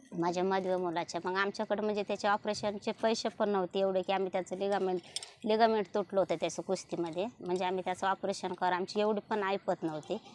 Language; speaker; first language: Marathi; native; Marathi